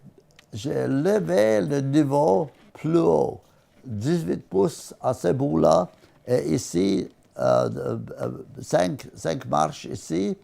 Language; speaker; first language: French; non-native, learner; Latvian